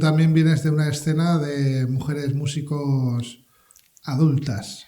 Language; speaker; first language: Spanish; native; Spanish